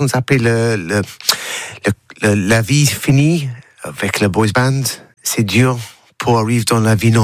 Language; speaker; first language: French; non-native, learner; English